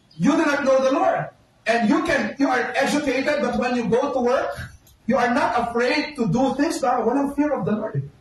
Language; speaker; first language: English; non-native, local second language; Filipino